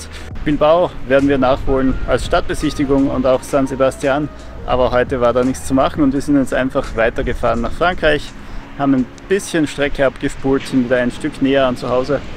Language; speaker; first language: German; native; German